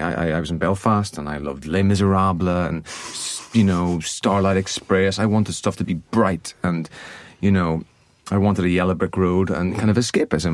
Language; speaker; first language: English; native; English